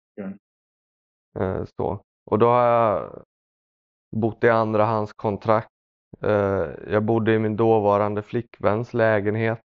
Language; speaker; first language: Swedish; early bilingual, other home language; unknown